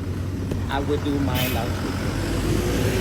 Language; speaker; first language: English; non-native, learner; Vietnamese